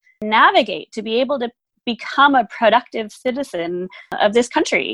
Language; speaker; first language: English; early bilingual, other home language; German